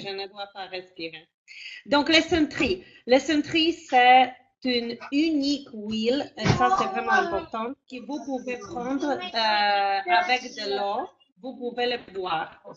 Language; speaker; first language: French; non-native, fluent; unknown